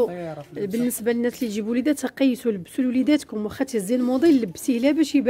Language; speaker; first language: Arabic; native; Arabic